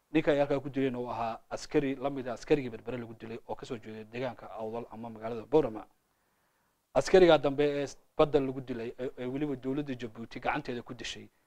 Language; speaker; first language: Somali; native; Somali